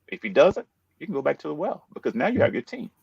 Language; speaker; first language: English; native; English